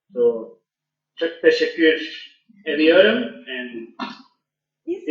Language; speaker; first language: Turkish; non-native, learner; Spanish